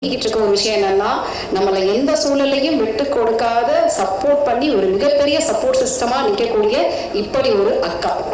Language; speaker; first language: Tamil; native; Tamil